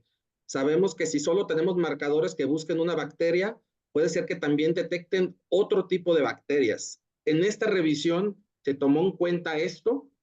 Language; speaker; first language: Spanish; native; Spanish